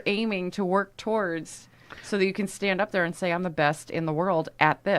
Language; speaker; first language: English; native; English